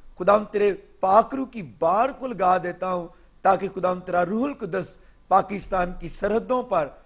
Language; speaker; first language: Urdu; non-native, local second language; Punjabi